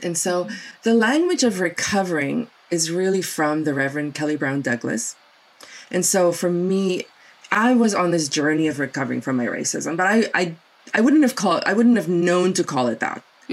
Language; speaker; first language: English; non-native, local second language; Afrikaans